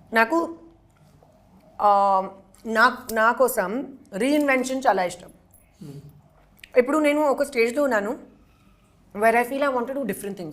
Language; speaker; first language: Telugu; non-native, local second language; Hindi